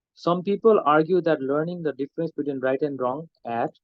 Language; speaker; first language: English; non-native, local second language; Nepali